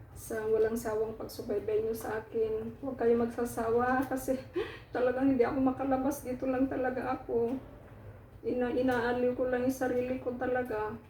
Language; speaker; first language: Filipino; non-native, local second language; Waray